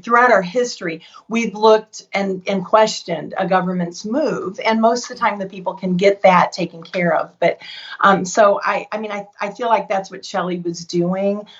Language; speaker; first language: English; native; English